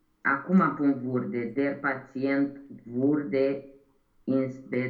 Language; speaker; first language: German; non-native, learner; Romanian